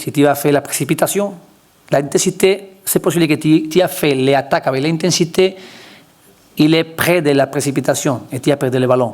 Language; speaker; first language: French; non-native, learner; Spanish